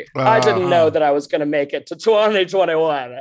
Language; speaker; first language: English; native; English